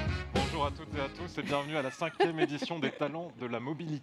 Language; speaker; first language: French; native; French